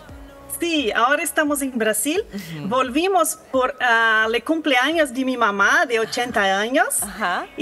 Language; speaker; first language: Spanish; non-native, learner; Portuguese